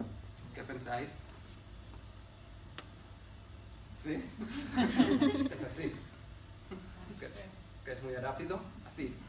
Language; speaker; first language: Spanish; non-native, learner; Hebrew